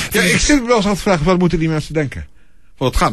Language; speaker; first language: Dutch; native; Dutch